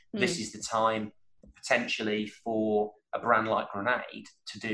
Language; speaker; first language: English; native; English